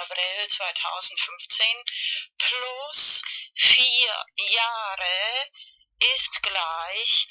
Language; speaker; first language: German; non-native, fluent; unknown